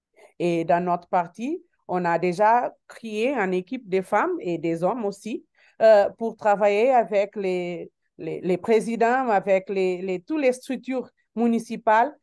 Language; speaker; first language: French; non-native, learner; Portuguese